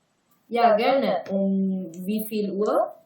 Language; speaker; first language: German; non-native, learner; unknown